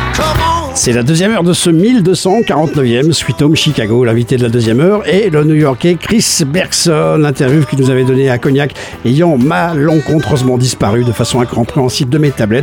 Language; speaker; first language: French; native; French